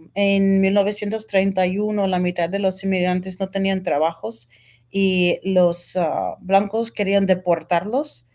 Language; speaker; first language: Spanish; non-native, fluent; English